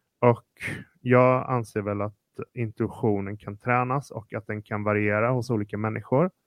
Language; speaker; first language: Swedish; native; Swedish